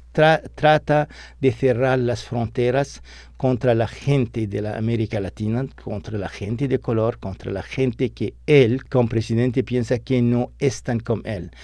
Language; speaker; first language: Spanish; non-native, fluent; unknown